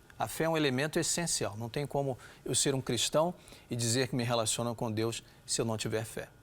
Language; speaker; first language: Portuguese; native; Portuguese